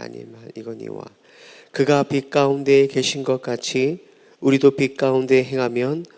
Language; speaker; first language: Korean; native; Korean